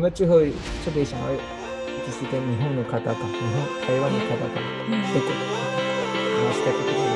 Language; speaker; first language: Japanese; non-native, learner; Chinese